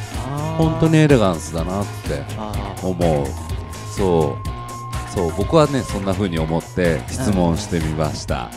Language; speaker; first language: Japanese; native; Japanese